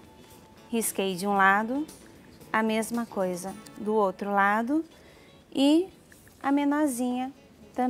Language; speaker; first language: Portuguese; native; Portuguese